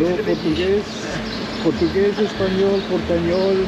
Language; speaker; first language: Portuguese; non-native, learner; English